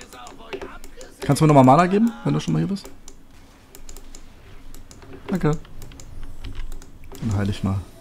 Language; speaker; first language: German; native; German